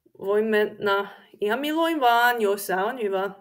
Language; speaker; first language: Finnish; non-native, learner; English